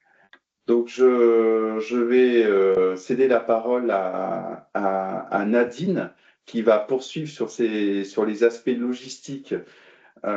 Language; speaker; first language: French; native; French